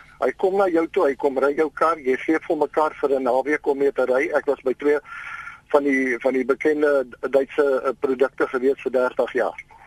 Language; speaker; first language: Afrikaans; native; Afrikaans